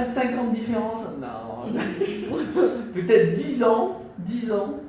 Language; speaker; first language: French; non-native, fluent; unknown